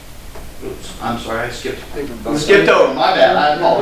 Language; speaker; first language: English; native; English